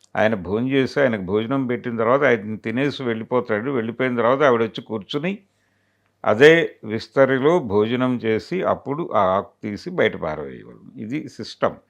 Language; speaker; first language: Telugu; native; Telugu